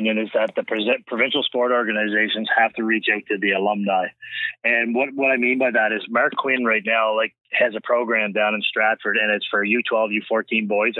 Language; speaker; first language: English; native; English